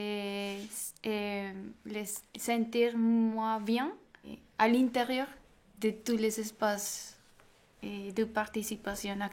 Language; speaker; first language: French; non-native, learner; Spanish